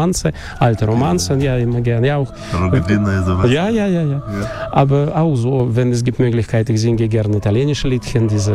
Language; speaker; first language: German; non-native, learner; Russian